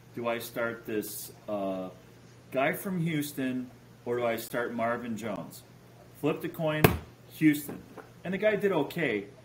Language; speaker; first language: English; native; English